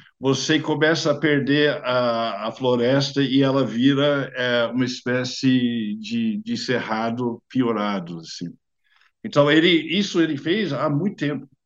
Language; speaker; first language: Portuguese; non-native, fluent; English